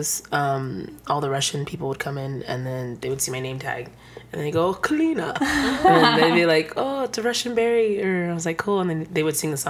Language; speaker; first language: English; native; English